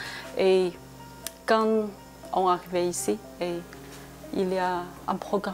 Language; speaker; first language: French; non-native, learner; Chinese